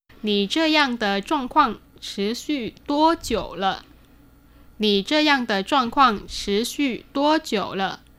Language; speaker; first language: Chinese; non-native, fluent; Vietnamese